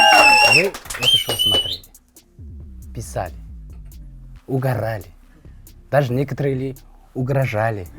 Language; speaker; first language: Russian; non-native, local second language; Kazakh